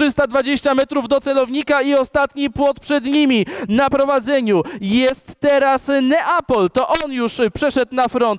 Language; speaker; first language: Polish; native; Polish